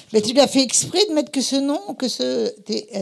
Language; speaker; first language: French; native; French